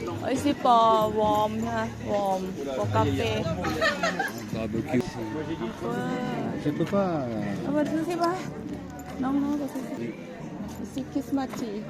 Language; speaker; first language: French; non-native, learner; Thai